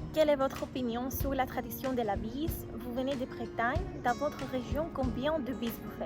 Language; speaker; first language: French; non-native, learner; Greek